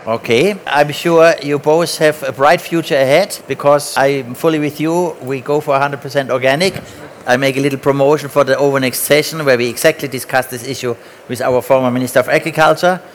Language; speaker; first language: English; non-native, fluent; German